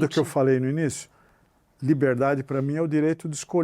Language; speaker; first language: Portuguese; native; Portuguese